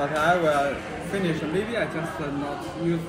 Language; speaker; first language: English; non-native, learner; Chinese